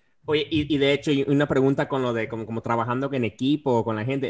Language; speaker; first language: Spanish; early bilingual, heritage; Spanish